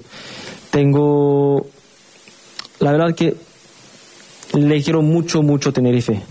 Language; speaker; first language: Spanish; non-native, learner; French